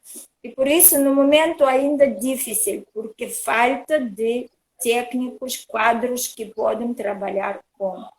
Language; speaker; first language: Portuguese; non-native, learner; Russian